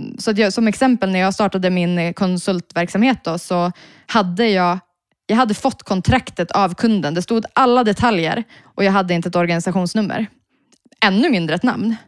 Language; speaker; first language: Swedish; native; Swedish